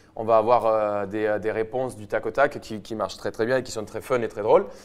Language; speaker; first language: French; non-native, fluent; Spanish